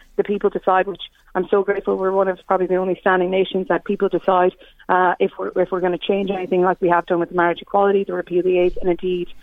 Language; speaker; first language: English; native; English